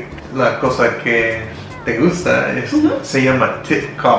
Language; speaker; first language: Spanish; non-native, learner; Vietnamese